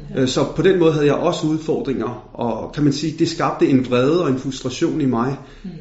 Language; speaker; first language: Danish; early bilingual, other home language; Punjabi